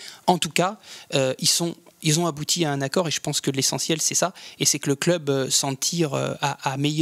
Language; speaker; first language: French; native; French